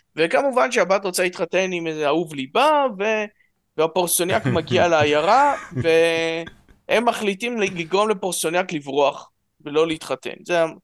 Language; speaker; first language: Hebrew; early bilingual, other home language; Russian